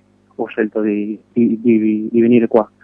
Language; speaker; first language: Italian; non-native, fluent; Spanish